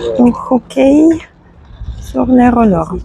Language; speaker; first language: French; non-native, fluent; Russian